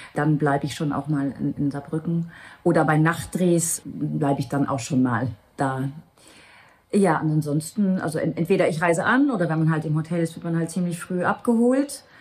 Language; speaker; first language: German; non-native, local second language; Luxembourgish